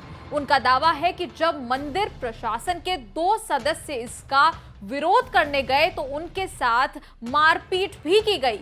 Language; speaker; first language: Hindi; native; Hindi